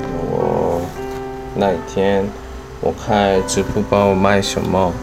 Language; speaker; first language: Chinese; non-native, fluent; Korean